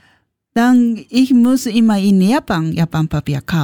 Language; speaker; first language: German; non-native, learner; Japanese